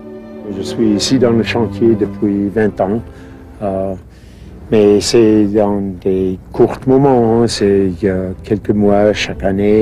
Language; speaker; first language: French; non-native, fluent; English